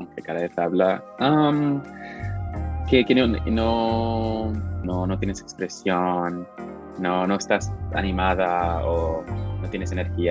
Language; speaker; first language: Spanish; non-native, fluent; English